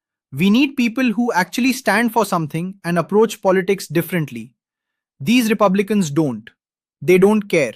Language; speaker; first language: English; native; English